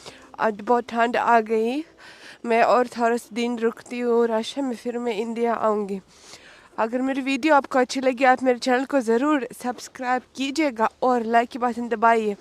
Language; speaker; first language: Hindi; non-native, fluent; Russian